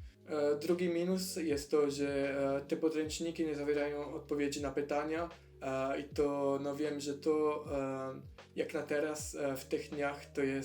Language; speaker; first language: Polish; non-native, fluent; Italian